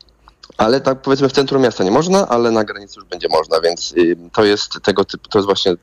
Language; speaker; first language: Polish; native; Polish